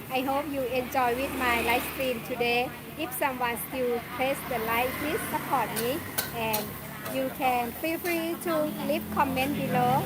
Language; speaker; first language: English; non-native, learner; Thai